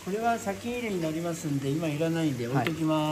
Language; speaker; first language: Japanese; native; Japanese